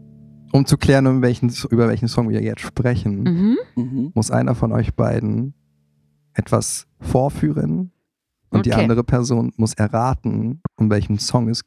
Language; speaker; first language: German; native; German